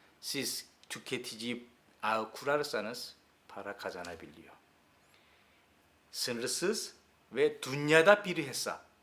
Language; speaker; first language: Turkish; non-native, learner; Korean